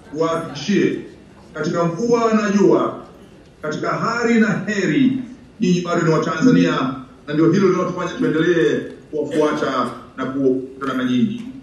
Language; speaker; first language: Swahili; native; Swahili